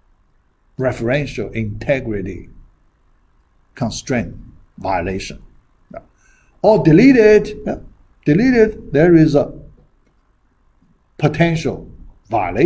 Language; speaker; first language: English; non-native, fluent; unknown